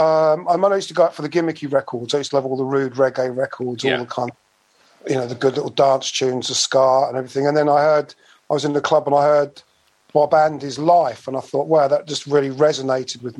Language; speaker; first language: English; native; English